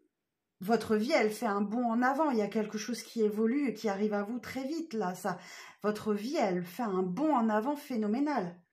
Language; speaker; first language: French; native; French